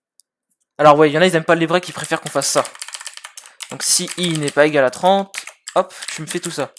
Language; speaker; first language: French; native; French